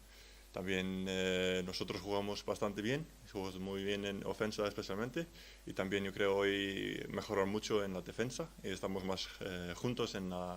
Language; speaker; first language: Spanish; non-native, learner; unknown